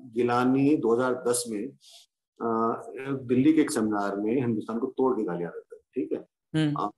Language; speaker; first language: Hindi; native; Hindi